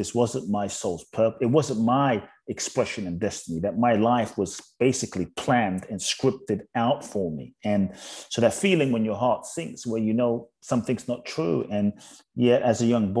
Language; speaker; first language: English; native; English